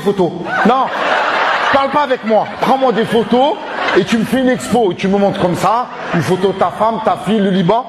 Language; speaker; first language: French; native; French